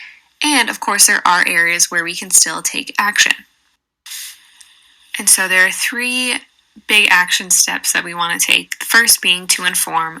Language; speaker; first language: English; native; English